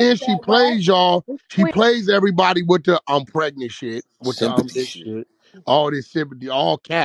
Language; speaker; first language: English; native; English